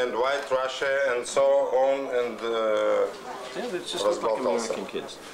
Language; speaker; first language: English; non-native, learner; Russian